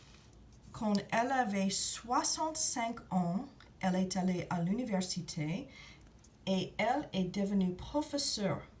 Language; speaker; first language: French; non-native, fluent; English